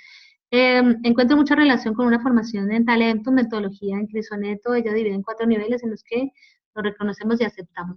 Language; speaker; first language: Spanish; native; Spanish